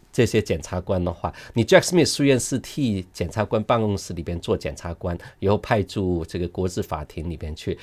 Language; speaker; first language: Chinese; non-native, local second language; Cantonese